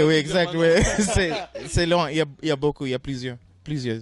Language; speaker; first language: French; non-native, learner; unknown